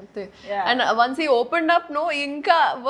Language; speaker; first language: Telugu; non-native, local second language; Urdu